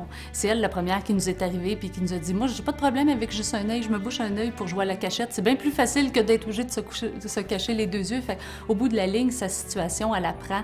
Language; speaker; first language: French; native; French